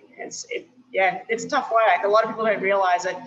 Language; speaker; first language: English; native; English